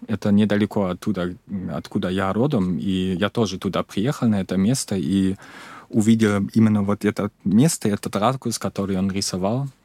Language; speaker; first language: Russian; non-native, fluent; German